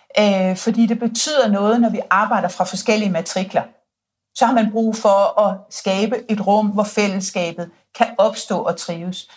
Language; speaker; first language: Danish; native; Danish